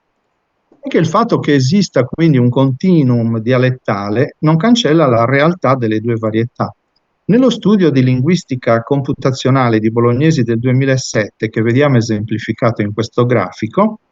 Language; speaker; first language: Italian; native; Italian